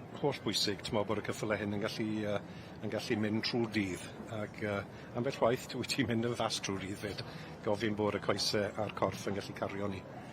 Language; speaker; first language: Welsh; native; Welsh